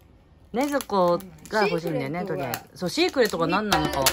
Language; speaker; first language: Japanese; native; Japanese